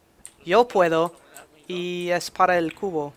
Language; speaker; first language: Spanish; non-native, learner; English